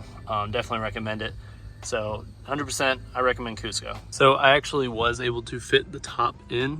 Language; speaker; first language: English; native; English